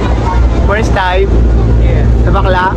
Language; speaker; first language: Filipino; native; Filipino